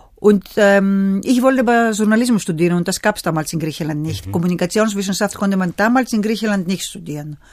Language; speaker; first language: German; early bilingual, other home language; Greek